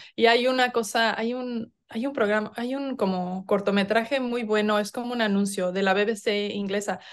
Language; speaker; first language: Spanish; native; Spanish